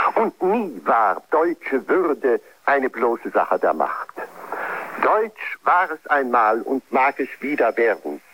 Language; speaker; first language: German; native; German